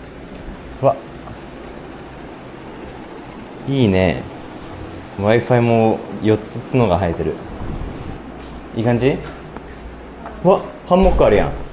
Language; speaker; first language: Japanese; native; Japanese